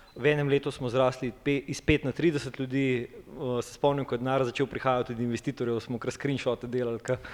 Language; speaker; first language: Slovenian; native; Slovenian